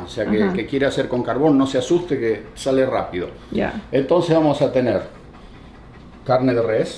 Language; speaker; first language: Spanish; native; Spanish